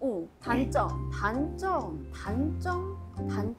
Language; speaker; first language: Korean; native; Korean